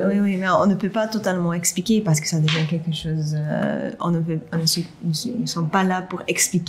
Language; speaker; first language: French; non-native, local second language; Dutch